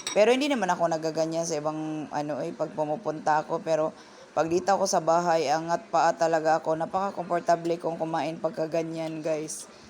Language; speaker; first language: Filipino; non-native, local second language; Cebuano